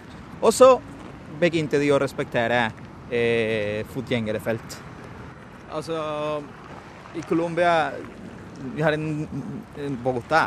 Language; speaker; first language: Norwegian; non-native, fluent; Spanish